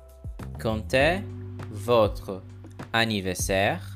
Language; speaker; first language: French; non-native, fluent; Portuguese